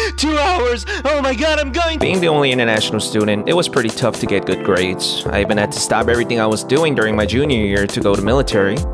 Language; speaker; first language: English; non-native, fluent; Korean